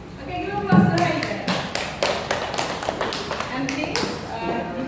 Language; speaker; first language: English; non-native, fluent; Indonesian